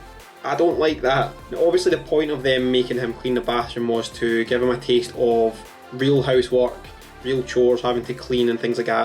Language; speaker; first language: English; native; English